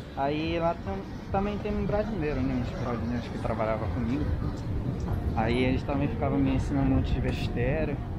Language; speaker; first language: Portuguese; non-native, fluent; Japanese